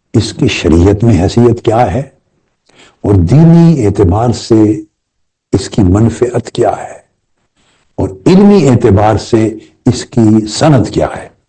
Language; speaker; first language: Urdu; native; Urdu